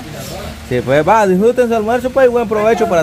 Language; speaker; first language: Spanish; native; Spanish